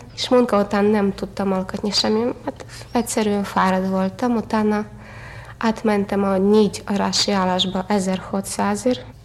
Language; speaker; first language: Hungarian; non-native, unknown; Russian